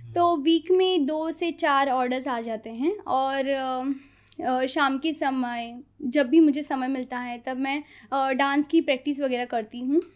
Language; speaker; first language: Hindi; non-native, local second language; Konkani